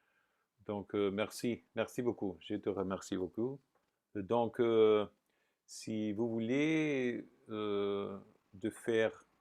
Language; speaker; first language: French; non-native, fluent; Spanish